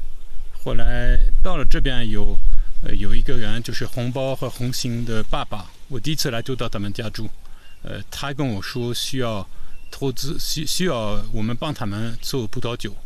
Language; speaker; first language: Chinese; non-native, fluent; French